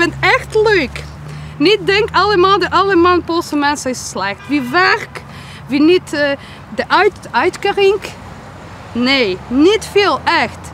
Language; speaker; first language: Dutch; non-native, learner; Polish